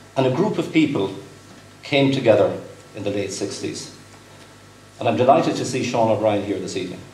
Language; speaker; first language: English; native; English